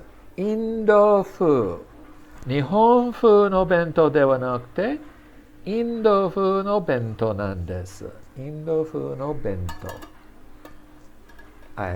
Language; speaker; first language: Japanese; non-native, fluent; English